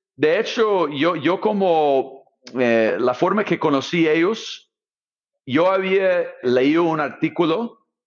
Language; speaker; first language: Spanish; non-native, fluent; English